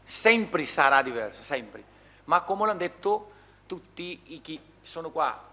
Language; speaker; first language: Italian; non-native, fluent; Portuguese